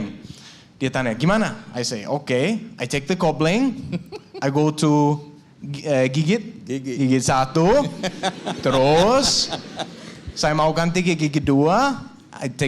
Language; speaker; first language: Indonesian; non-native, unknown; Danish